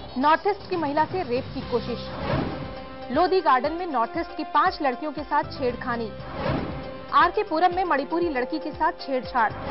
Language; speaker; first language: Hindi; native; Hindi